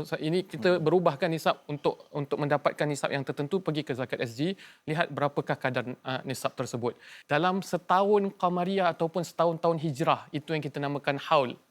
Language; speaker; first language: Malay; native; Malay